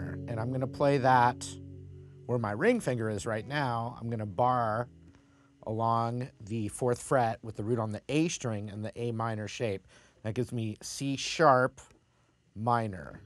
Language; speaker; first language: English; native; English